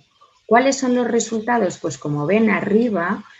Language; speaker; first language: Spanish; native; Spanish